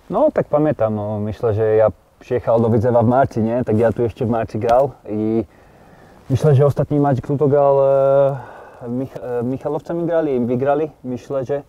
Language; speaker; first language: Polish; non-native, learner; Slovak